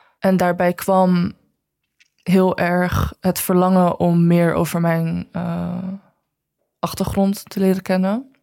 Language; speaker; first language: Dutch; early bilingual, other home language; Chinese